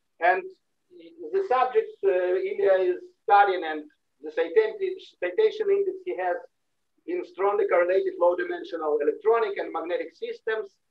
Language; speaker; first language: English; non-native, fluent; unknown